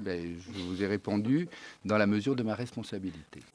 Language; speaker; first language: French; native; French